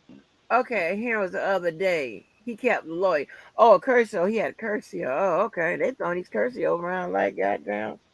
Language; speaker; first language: English; native; English